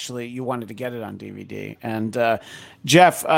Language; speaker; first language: English; native; English